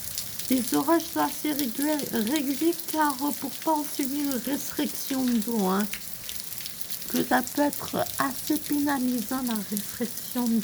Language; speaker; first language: French; native; French